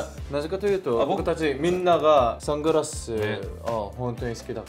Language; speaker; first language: Japanese; non-native, fluent; Korean